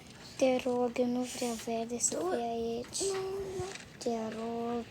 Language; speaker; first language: Romanian; early bilingual, heritage; Romanian